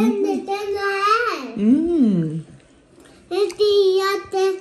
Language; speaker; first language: Swedish; early bilingual, other home language; Mongolian